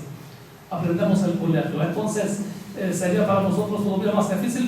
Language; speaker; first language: Spanish; non-native, fluent; Kurdish